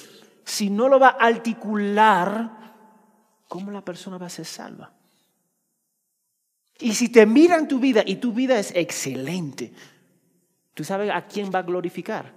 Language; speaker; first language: Spanish; early bilingual, heritage; Spanish